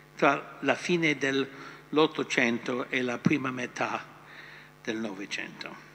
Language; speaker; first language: Italian; non-native, fluent; English